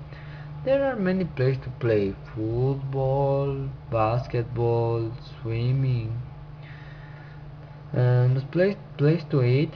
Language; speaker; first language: English; non-native, learner; Spanish